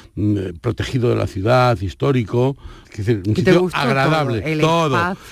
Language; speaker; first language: Spanish; native; Spanish